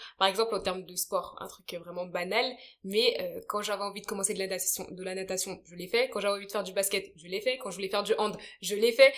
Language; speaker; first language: French; early bilingual, other home language; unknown